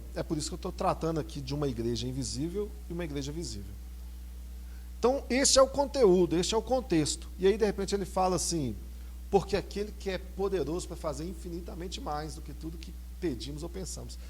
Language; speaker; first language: Portuguese; native; Portuguese